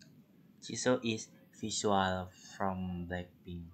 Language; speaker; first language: English; non-native, learner; Indonesian